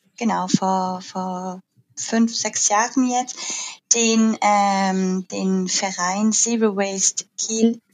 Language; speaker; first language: German; non-native, fluent; French